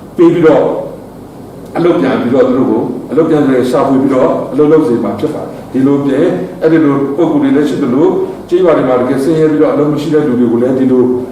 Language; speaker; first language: Burmese; non-native, local second language; Shan